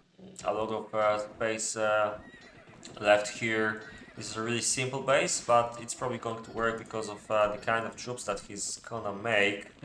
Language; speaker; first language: English; non-native, fluent; Polish